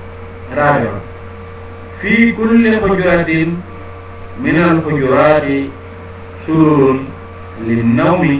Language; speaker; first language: Arabic; non-native, fluent; Wolof